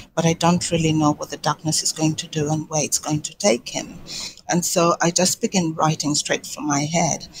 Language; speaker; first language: English; non-native, local second language; Swahili